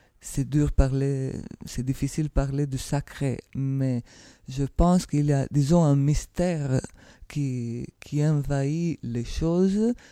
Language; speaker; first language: French; non-native, fluent; Italian